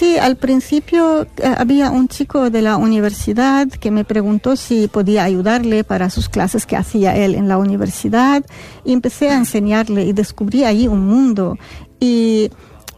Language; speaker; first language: Spanish; non-native, fluent; Arabic